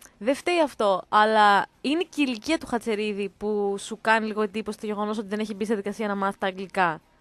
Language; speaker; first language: Greek; native; Greek